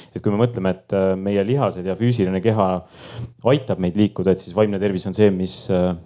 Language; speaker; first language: Estonian; native; Estonian